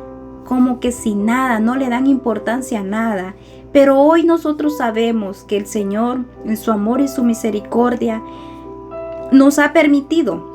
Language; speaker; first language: Spanish; native; Spanish